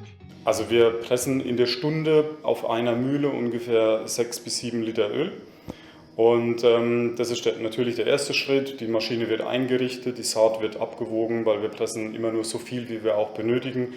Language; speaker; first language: German; native; German